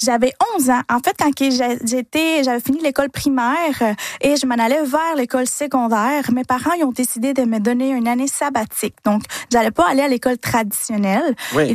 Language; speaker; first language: French; non-native, fluent; Spanish